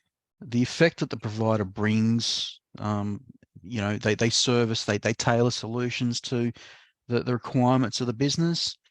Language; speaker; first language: English; native; English